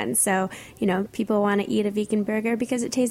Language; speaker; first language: English; native; English